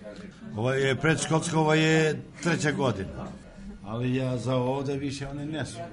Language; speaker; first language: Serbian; non-native, local second language; Albanian